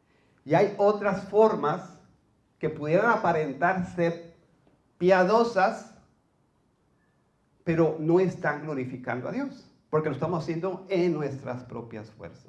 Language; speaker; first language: Spanish; native; Spanish